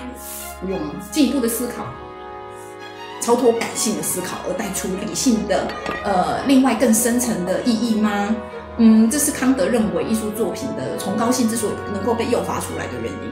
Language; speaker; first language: Chinese; native; Chinese